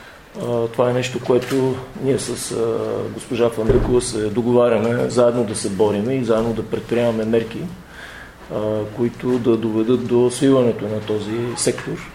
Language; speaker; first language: Bulgarian; native; Bulgarian